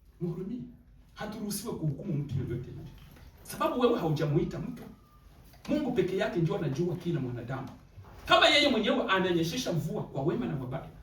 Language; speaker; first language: Swahili; native; Swahili